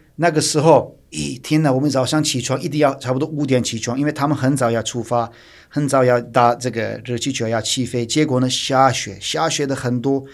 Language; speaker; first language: Chinese; non-native, fluent; Turkish